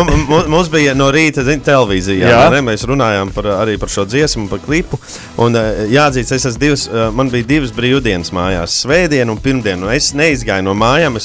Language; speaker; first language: Latvian; native; Latvian